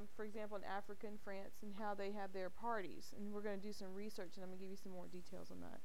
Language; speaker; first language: English; native; English